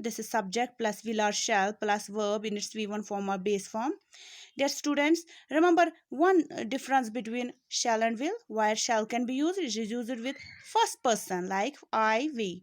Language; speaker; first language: English; non-native, local second language; Urdu